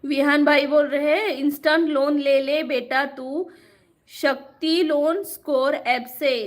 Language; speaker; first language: Hindi; non-native, local second language; Marathi